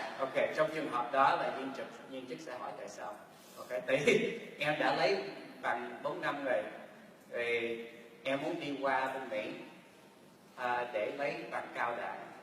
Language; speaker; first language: Vietnamese; early bilingual, heritage; Vietnamese